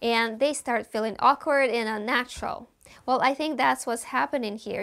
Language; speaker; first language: English; non-native, fluent; Russian